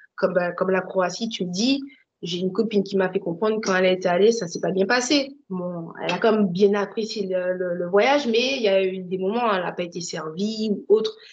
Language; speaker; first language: French; native; French